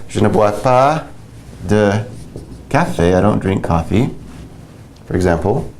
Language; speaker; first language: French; non-native, fluent; English